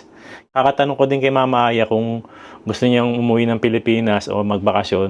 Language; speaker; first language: Filipino; native; Filipino